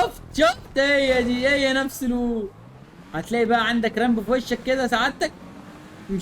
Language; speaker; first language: Arabic; native; Arabic